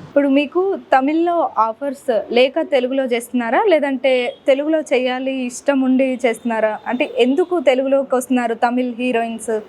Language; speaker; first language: Telugu; native; Telugu